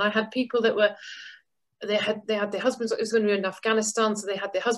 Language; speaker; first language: English; native; English